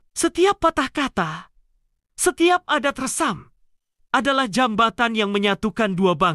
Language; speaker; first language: Malay; native; Malay